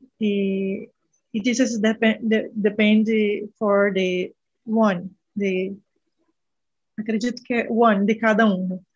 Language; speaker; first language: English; non-native, learner; Portuguese